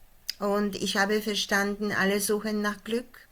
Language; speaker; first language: German; non-native, fluent; Polish